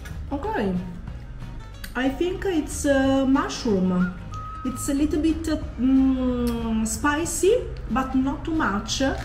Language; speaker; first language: English; non-native, fluent; Italian